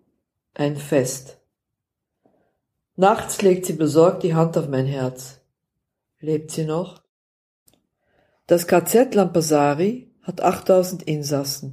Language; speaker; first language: German; non-native, fluent; Dutch